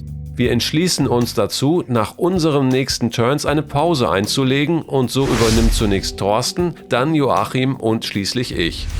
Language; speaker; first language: German; native; German